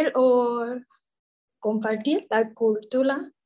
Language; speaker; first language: Spanish; non-native, learner; Chinese